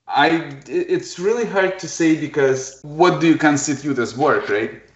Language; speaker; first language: English; non-native, fluent; Ukrainian